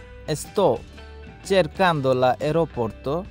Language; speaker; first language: Italian; non-native, learner; Bangla